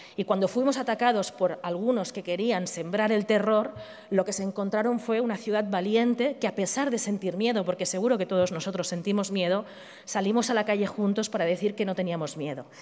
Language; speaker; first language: Spanish; native; Spanish